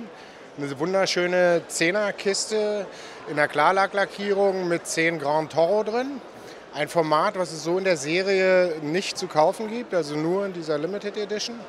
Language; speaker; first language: German; native; German